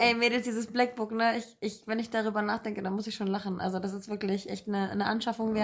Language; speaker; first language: German; native; German